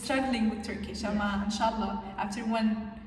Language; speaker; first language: English; non-native, fluent; Arabic